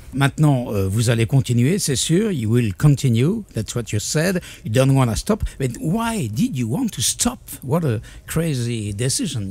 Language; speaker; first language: English; non-native, fluent; French